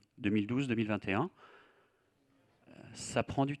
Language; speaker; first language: French; native; French